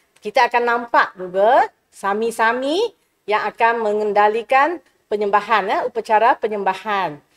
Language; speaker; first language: Malay; non-native, local second language; Chinese